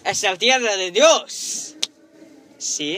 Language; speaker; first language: Spanish; non-native, learner; English